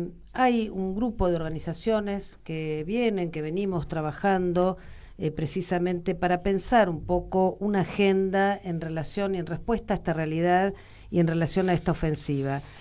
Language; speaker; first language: Spanish; native; Spanish